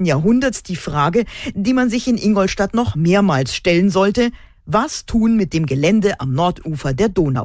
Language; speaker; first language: German; native; German